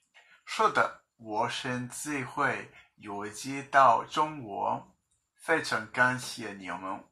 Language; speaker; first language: Chinese; non-native, learner; English